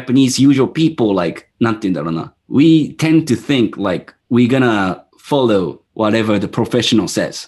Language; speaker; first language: English; non-native, fluent; Japanese